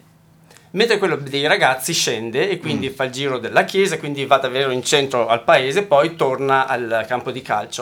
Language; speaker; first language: Italian; native; Italian